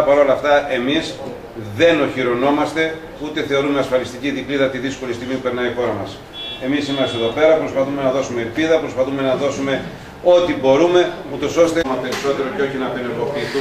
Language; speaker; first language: Greek; native; Greek